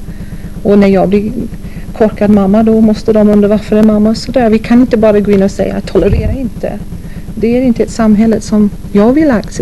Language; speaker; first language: Swedish; non-native, fluent; English